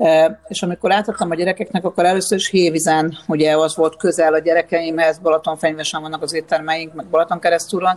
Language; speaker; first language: Hungarian; native; Hungarian